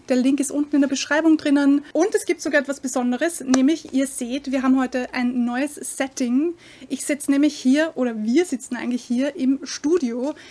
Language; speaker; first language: German; native; German